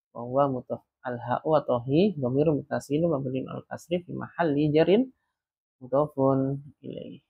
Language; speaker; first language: Arabic; non-native, fluent; Indonesian